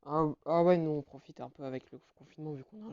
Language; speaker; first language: French; native; French